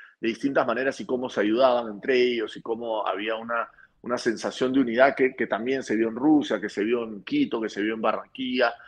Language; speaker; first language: Spanish; native; Spanish